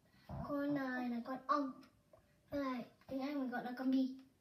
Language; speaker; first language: Vietnamese; early bilingual, heritage; Vietnamese